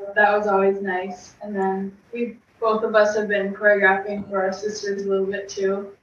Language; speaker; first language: English; native; English